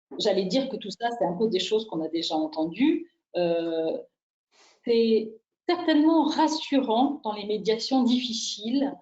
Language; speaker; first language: French; native; French